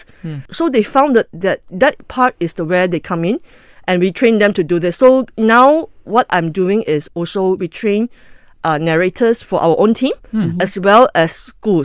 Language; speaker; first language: English; non-native, local second language; Cantonese